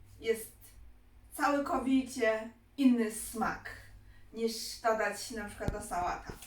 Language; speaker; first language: Polish; non-native, learner; Chinese